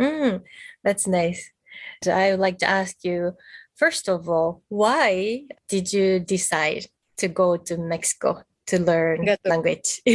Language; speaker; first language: English; non-native, fluent; Japanese